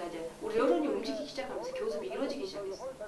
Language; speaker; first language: Korean; native; Korean